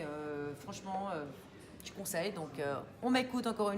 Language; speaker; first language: French; native; French